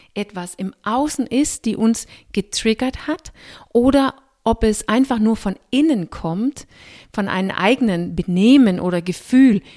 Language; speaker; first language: German; non-native, fluent; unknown